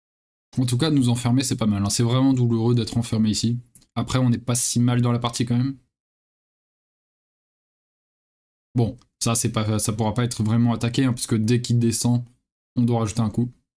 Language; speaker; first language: French; native; French